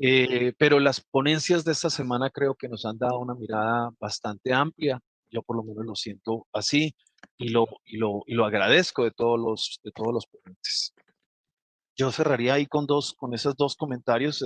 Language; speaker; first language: Spanish; native; Spanish